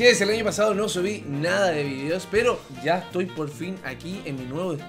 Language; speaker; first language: Spanish; native; Spanish